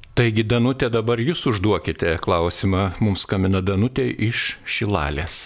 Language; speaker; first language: Lithuanian; native; Lithuanian